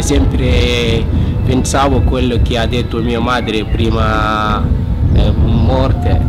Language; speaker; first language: Italian; non-native, learner; Hausa